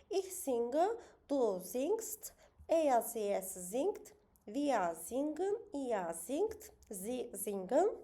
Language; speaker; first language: German; non-native, fluent; Azerbaijani